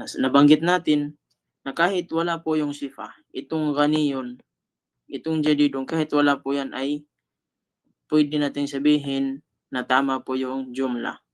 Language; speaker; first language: Filipino; non-native, local second language; Cebuano